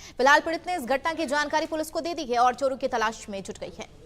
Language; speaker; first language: Hindi; native; Hindi